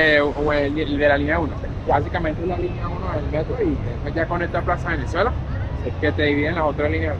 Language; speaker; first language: Spanish; native; Spanish